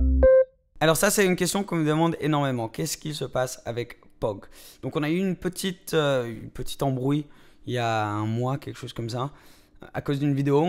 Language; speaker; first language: French; native; French